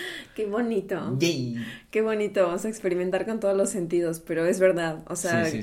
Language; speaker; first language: Spanish; native; Spanish